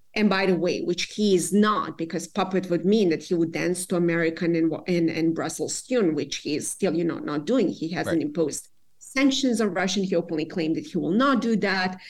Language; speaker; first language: English; non-native, fluent; Serbian